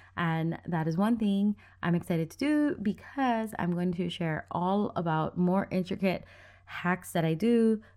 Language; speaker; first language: English; native; English